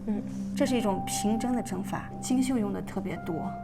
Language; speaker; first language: Chinese; native; Chinese